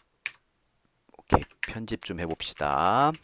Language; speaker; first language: Korean; native; Korean